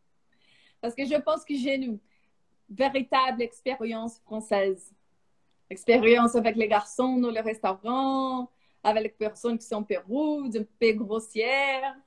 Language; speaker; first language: French; non-native, fluent; Portuguese